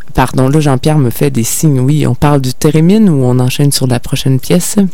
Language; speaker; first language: French; native; French